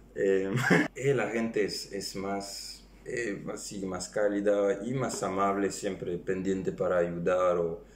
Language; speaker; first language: Spanish; non-native, fluent; French